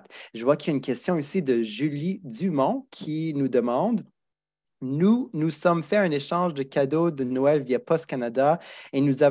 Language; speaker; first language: French; native; French